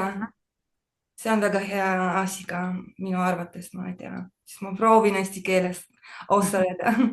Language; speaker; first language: Estonian; non-native, learner; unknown